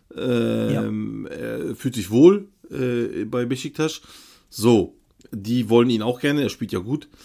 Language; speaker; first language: German; early bilingual, other home language; Turkish